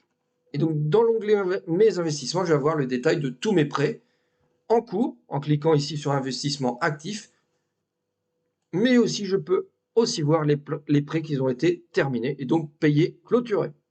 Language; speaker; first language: French; native; French